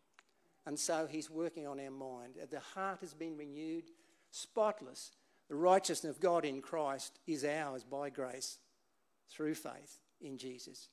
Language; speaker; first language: English; native; English